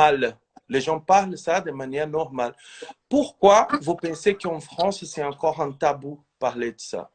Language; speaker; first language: French; non-native, fluent; Portuguese